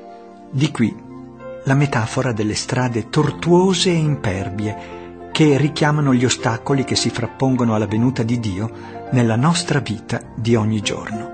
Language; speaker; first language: Italian; native; Italian